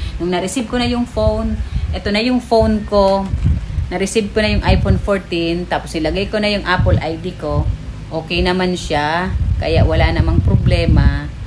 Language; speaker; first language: Filipino; non-native, local second language; Bikol